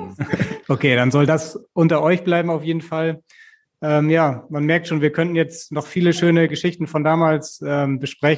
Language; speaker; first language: German; native; German